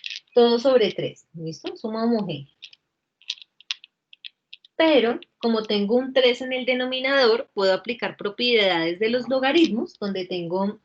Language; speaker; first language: Spanish; native; Spanish